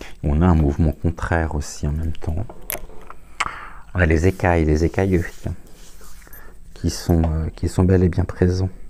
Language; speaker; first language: French; native; French